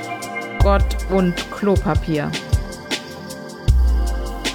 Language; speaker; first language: German; native; German